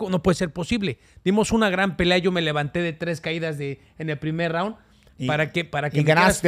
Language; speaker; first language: Spanish; native; Spanish